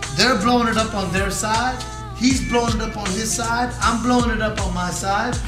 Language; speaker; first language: English; native; English